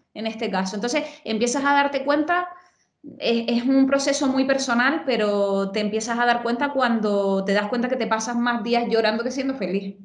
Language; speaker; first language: Spanish; native; Spanish